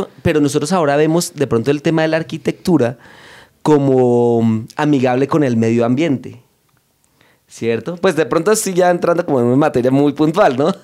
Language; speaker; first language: Spanish; native; Spanish